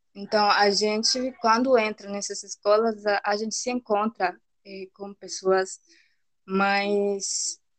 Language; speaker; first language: Portuguese; non-native, fluent; Spanish